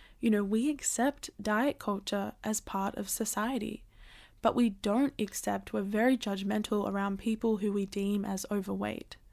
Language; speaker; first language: English; native; English